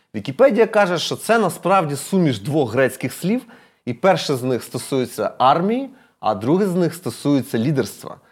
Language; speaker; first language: Ukrainian; non-native, local second language; Russian